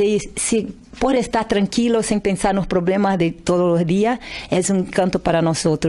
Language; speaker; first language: Spanish; non-native, learner; Portuguese